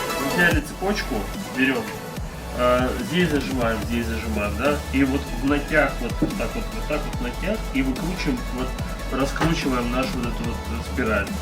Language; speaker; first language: Russian; native; Russian